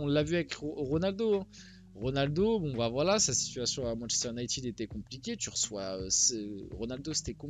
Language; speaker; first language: French; early bilingual, other home language; Portuguese